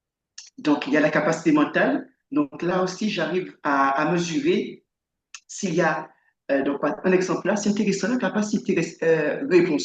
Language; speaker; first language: French; native; French